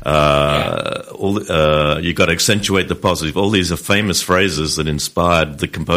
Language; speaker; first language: English; native; English